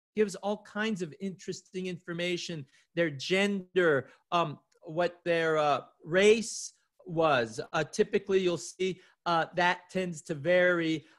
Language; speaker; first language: English; native; English